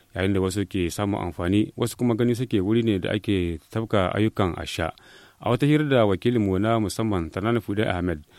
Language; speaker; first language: Hausa; native; Hausa